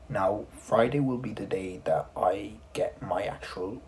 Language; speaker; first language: English; native; English